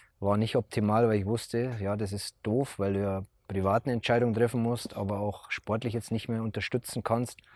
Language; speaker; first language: German; native; German